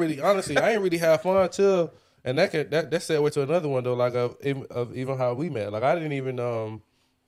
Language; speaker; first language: English; native; English